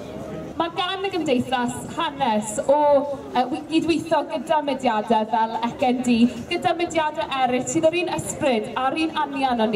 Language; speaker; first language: Welsh; native; Welsh